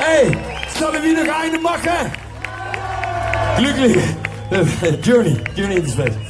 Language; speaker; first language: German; non-native, learner; Dutch